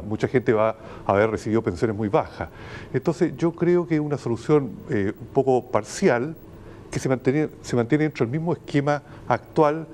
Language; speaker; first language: Spanish; native; Spanish